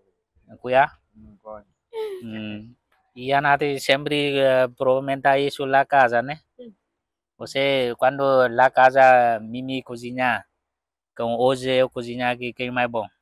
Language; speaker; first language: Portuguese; non-native, learner; Vietnamese